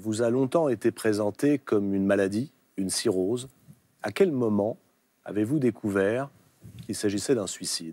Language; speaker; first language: French; native; French